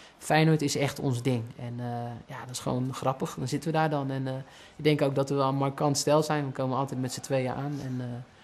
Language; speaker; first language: Dutch; native; Dutch